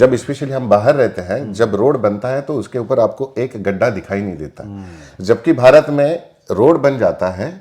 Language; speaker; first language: Hindi; native; Hindi